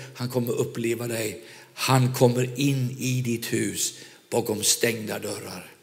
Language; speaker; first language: Swedish; native; Swedish